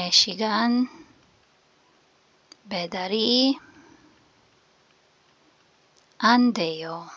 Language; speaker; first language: Korean; non-native, fluent; Filipino